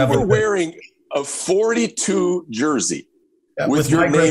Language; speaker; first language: English; native; English